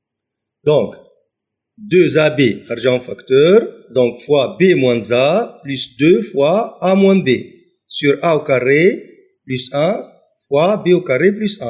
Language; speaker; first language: French; non-native, local second language; Arabic